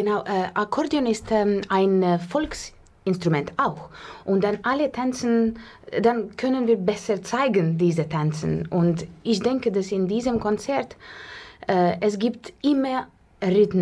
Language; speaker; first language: German; non-native, learner; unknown